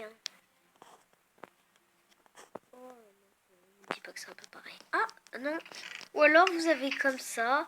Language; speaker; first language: French; native; French